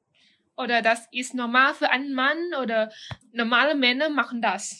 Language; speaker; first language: German; non-native, fluent; Thai